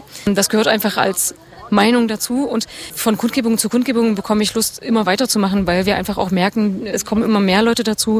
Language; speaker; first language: German; native; German